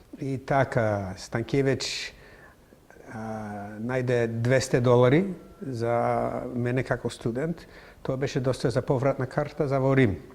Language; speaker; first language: Macedonian; non-native, fluent; English